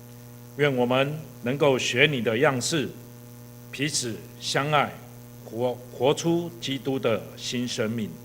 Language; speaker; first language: Chinese; native; Chinese